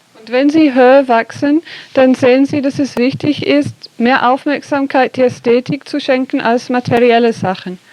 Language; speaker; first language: German; non-native, fluent; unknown